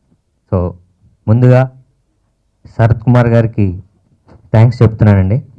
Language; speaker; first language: Telugu; native; Telugu